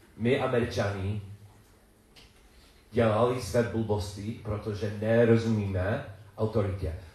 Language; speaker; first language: Czech; non-native, learner; English